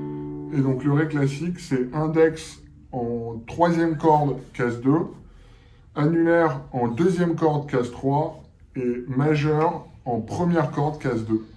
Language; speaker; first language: French; native; French